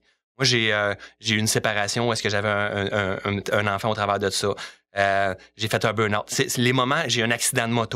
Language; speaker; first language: French; native; French